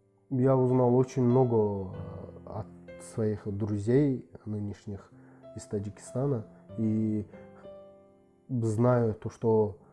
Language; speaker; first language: Russian; non-native, local second language; Kyrgyz